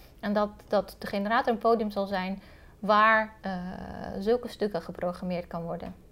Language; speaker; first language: Dutch; early bilingual, other home language; Romanian